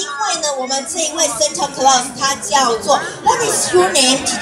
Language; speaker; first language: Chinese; native; Chinese